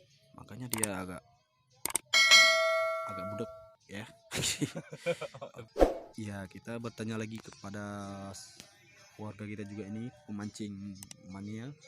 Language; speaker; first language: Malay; non-native, local second language; Achinese